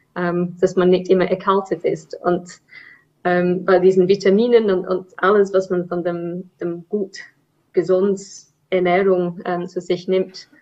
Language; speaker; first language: German; non-native, fluent; English